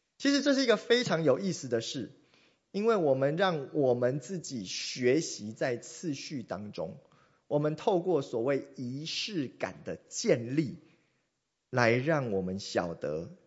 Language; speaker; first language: Chinese; non-native, local second language; Min Nan Chinese